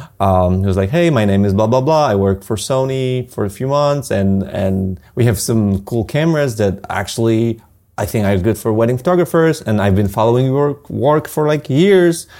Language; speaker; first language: English; non-native, fluent; Polish